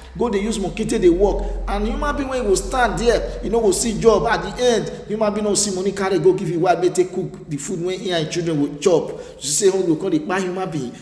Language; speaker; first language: Nigerian Pidgin; non-native, local second language; Bini